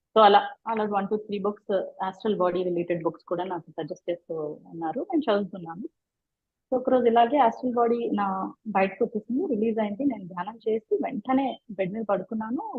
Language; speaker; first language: Telugu; native; Telugu